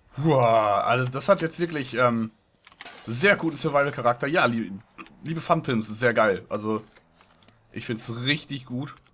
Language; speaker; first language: German; native; German